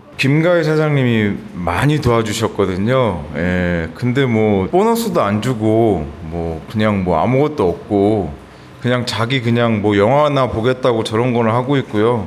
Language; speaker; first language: Korean; native; Korean